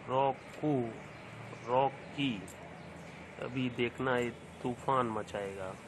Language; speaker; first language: Hindi; native; Hindi